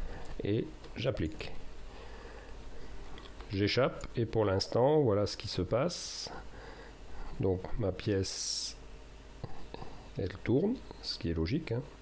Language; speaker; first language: French; native; French